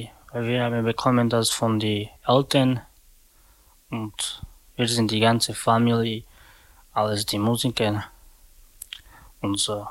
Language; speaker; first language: German; non-native, learner; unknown